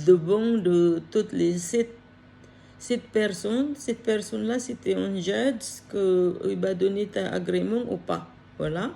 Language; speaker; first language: French; non-native, learner; Filipino